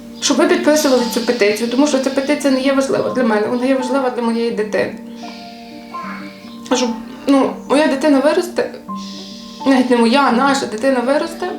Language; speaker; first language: Ukrainian; native; Ukrainian